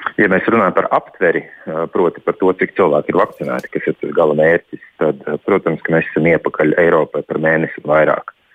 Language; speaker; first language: Latvian; native; Latvian